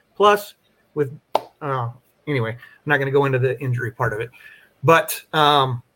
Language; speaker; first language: English; native; English